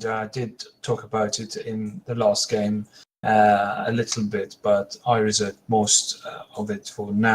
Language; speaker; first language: English; native; English